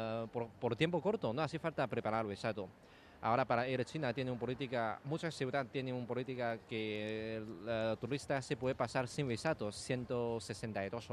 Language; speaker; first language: Spanish; non-native, learner; Chinese